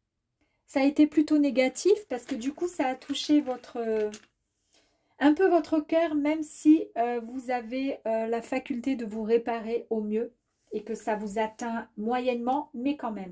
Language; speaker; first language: French; native; French